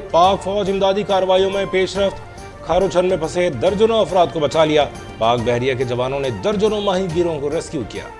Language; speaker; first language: Urdu; native; Urdu